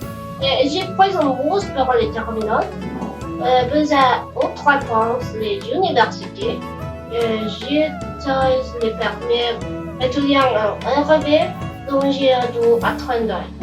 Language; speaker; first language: French; non-native, learner; Spanish